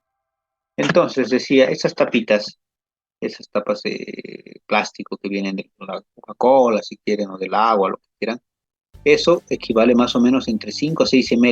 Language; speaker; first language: Spanish; native; Spanish